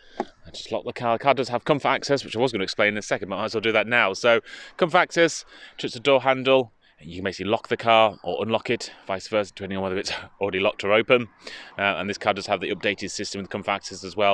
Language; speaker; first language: English; native; English